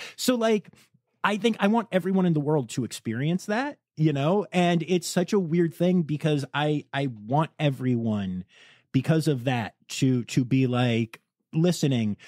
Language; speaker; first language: English; native; English